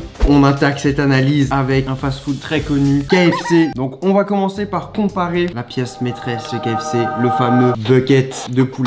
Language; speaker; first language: French; native; French